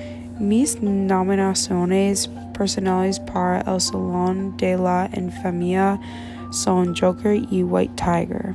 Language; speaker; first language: Spanish; non-native, learner; English